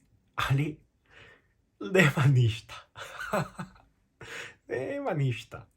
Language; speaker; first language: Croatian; non-native, fluent; Korean